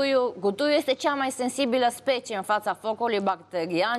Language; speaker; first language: Romanian; native; Romanian